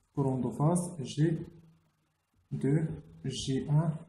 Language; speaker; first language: French; non-native, local second language; Arabic